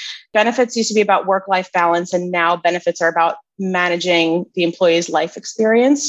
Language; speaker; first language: English; native; English